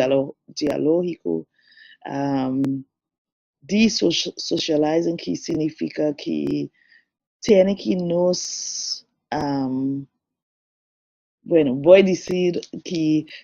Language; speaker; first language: Spanish; non-native, learner; English